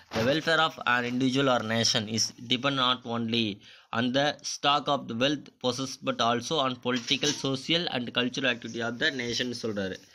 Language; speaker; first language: English; non-native, local second language; Tamil